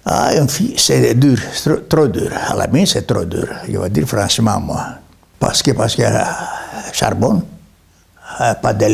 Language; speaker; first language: French; non-native, learner; Greek